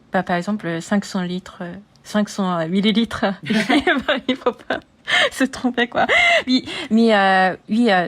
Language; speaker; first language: French; non-native, learner; Japanese